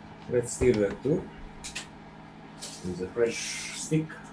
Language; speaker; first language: English; non-native, fluent; Hungarian